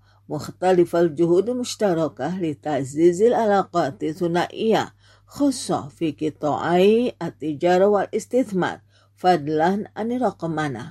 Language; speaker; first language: Arabic; non-native, fluent; Indonesian